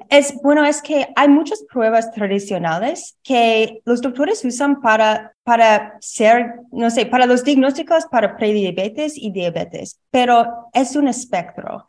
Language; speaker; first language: Spanish; non-native, learner; English